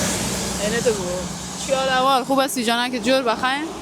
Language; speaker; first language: Persian; native; Persian